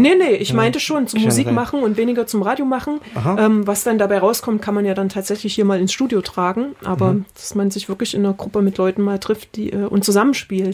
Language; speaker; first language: German; native; German